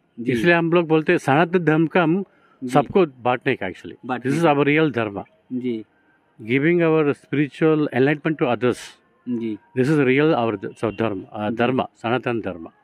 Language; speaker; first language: Hindi; non-native, local second language; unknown